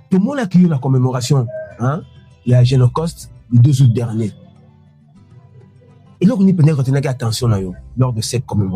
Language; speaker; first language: French; non-native, local second language; Lingala